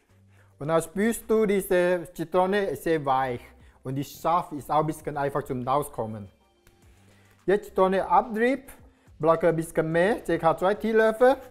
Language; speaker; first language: German; non-native, learner; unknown